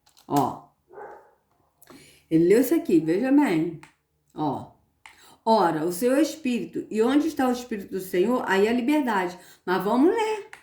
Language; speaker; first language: Portuguese; native; Portuguese